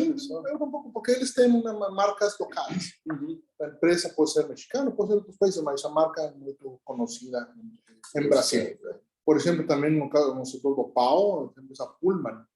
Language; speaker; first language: Portuguese; non-native, learner; Spanish